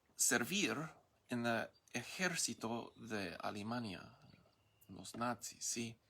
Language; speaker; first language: Spanish; non-native, learner; English